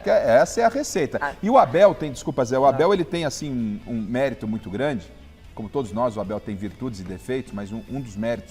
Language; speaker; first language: Portuguese; native; Portuguese